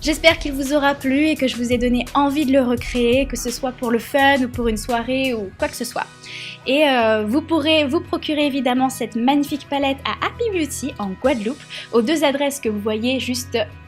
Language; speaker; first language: French; native; French